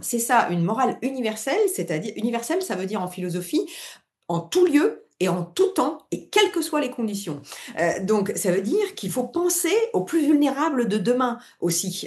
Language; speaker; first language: French; native; French